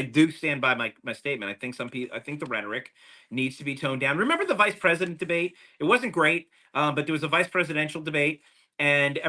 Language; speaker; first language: English; native; English